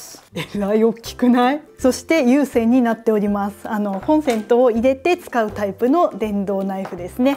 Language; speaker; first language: Japanese; native; Japanese